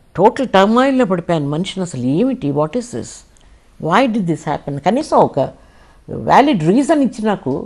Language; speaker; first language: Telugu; non-native, local second language; English